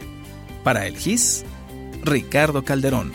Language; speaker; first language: Spanish; native; Spanish